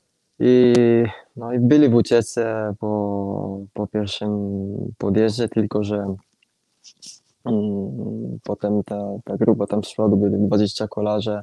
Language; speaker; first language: Polish; non-native, fluent; Italian